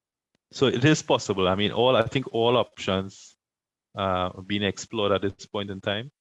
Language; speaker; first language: English; native; English